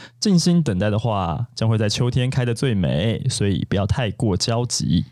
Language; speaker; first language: Chinese; native; Chinese